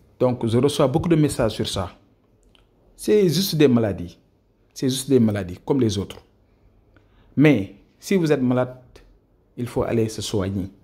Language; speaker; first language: French; non-native, local second language; Wolof